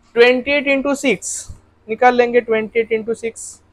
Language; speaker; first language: Hindi; non-native, local second language; Marathi